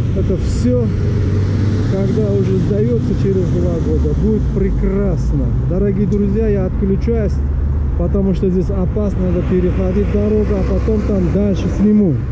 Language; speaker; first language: Russian; non-native, local second language; Uzbek